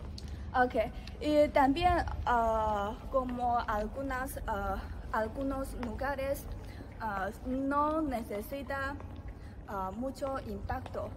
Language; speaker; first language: Spanish; non-native, learner; Chinese